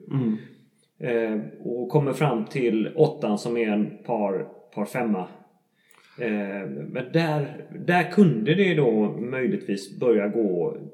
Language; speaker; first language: Swedish; native; Swedish